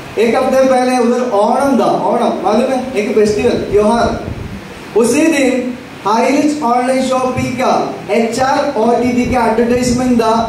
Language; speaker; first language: Hindi; non-native, local second language; Malayalam